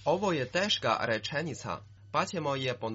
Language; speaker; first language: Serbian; non-native, fluent; Chinese